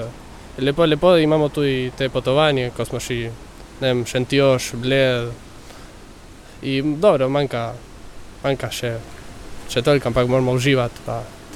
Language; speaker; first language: Slovenian; early bilingual, heritage; Spanish